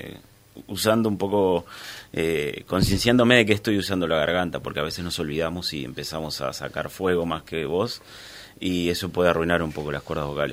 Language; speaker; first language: Spanish; native; Spanish